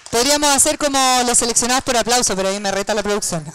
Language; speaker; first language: Spanish; native; Spanish